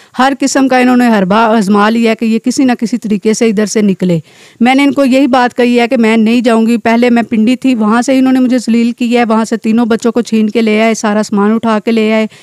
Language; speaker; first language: Urdu; non-native, local second language; Pahari-Potwari